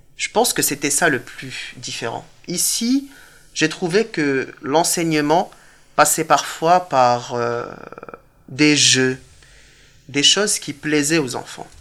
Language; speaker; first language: French; early bilingual, other home language; Arabic